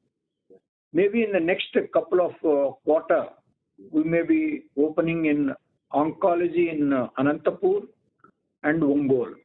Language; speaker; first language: English; non-native, local second language; Telugu